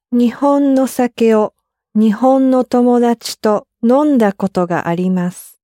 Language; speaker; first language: Japanese; non-native, learner; English